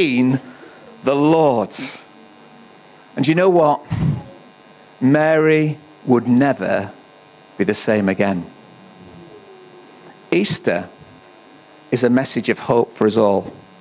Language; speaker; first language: English; native; English